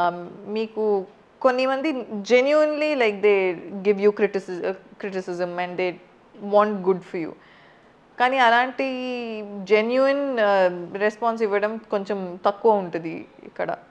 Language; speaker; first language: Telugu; non-native, fluent; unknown